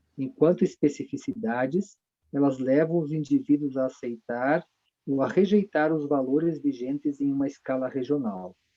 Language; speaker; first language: Portuguese; native; Portuguese